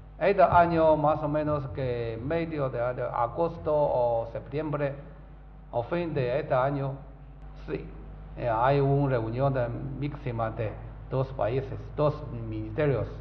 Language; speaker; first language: Spanish; non-native, learner; Chinese